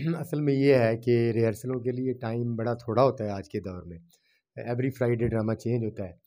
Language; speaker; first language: Urdu; non-native, local second language; Punjabi